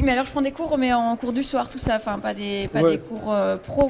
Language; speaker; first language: French; native; French